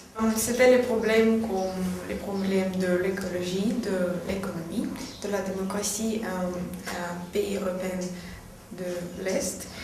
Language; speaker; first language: French; non-native, fluent; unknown